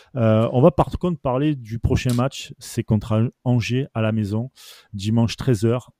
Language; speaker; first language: French; native; French